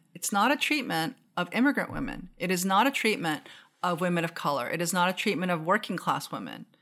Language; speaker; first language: English; non-native, fluent; Korean